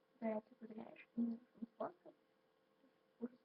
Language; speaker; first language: Russian; non-native, local second language; Ukrainian